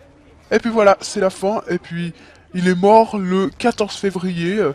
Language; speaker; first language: French; native; French